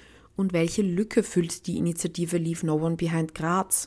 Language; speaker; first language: German; native; German